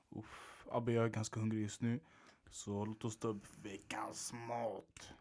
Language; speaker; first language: Swedish; early bilingual, other home language; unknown